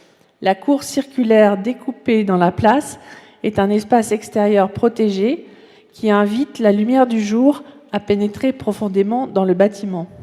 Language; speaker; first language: French; native; French